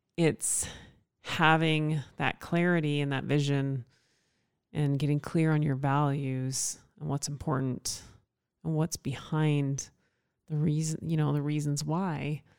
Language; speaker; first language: English; native; English